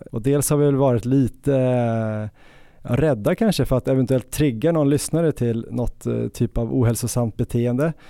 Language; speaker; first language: Swedish; native; Swedish